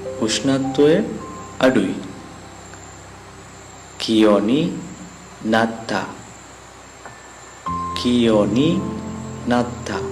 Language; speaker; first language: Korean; non-native, fluent; Sinhala